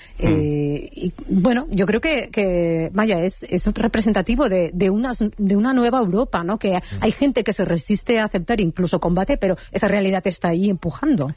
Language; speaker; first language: Spanish; native; Spanish